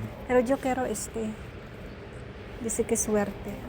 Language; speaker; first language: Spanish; non-native, learner; Filipino